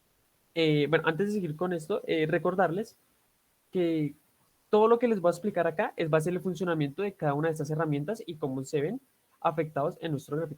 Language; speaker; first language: Spanish; native; Spanish